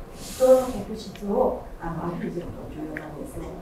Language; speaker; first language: Japanese; non-native, fluent; Chinese